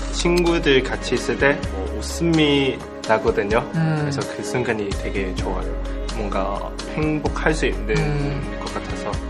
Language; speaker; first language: Korean; non-native, learner; Cantonese